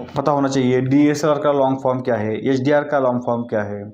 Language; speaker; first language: Hindi; non-native, local second language; Marathi